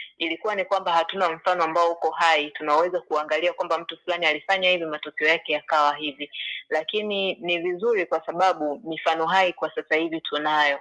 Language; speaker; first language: Swahili; native; Swahili